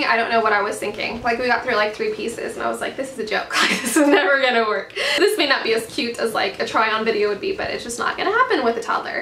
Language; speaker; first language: English; native; English